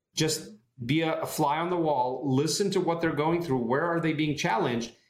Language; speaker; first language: English; non-native, fluent; Hebrew